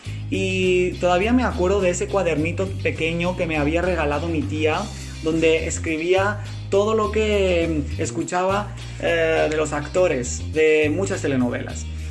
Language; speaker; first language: Spanish; non-native, fluent; Greek